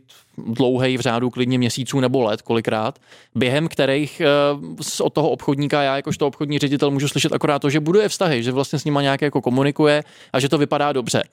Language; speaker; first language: Czech; native; Czech